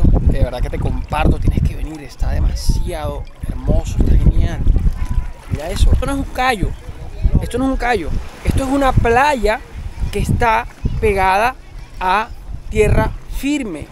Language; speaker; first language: Spanish; native; Spanish